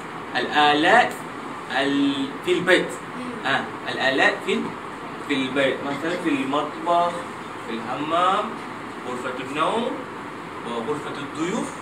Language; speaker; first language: Arabic; non-native, learner; Malay